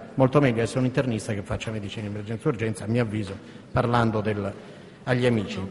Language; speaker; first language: Italian; native; Italian